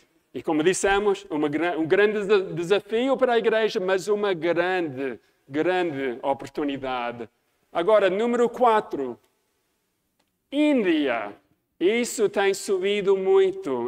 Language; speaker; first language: Portuguese; non-native, fluent; English